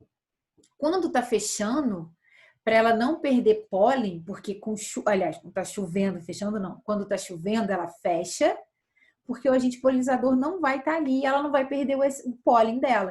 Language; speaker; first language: Portuguese; native; Portuguese